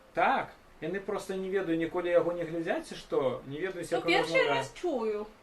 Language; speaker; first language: Belarusian; non-native, local second language; Russian